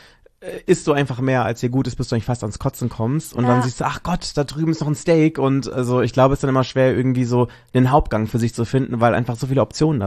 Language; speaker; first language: German; native; German